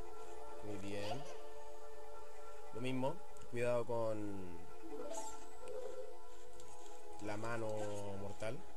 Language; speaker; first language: Spanish; native; Spanish